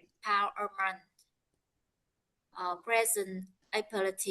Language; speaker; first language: English; non-native, learner; Vietnamese